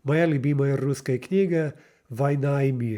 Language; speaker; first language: Russian; non-native, fluent; English